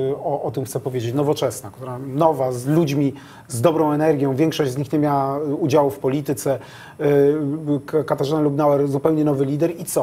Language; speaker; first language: Polish; native; Polish